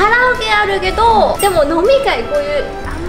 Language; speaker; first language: Japanese; non-native, learner; Chinese